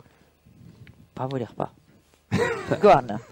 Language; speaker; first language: French; native; French